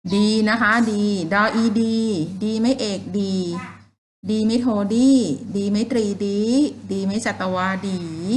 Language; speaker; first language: Thai; native; Thai